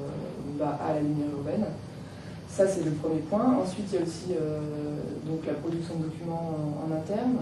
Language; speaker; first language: French; native; French